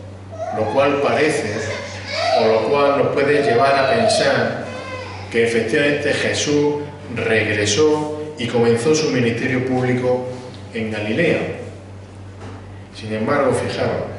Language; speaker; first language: Spanish; native; Spanish